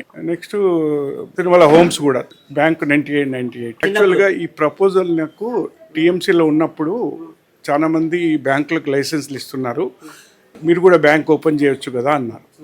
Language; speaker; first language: Telugu; native; Telugu